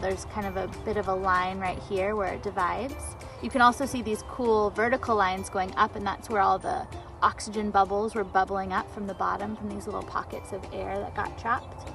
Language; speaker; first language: English; native; English